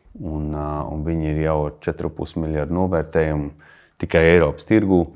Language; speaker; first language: Latvian; early bilingual, heritage; Latvian